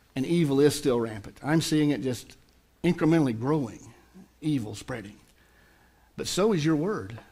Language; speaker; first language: English; native; English